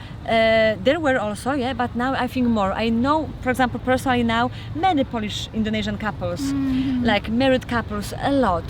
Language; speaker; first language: English; non-native, fluent; Polish